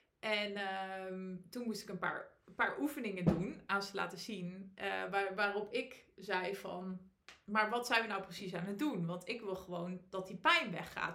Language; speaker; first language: Dutch; native; Dutch